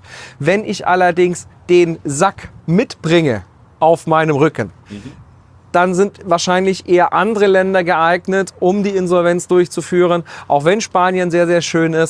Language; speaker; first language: German; native; German